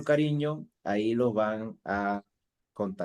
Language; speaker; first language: Spanish; native; Spanish